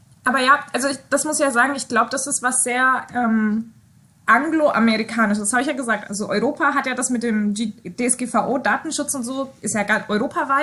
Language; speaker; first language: German; native; German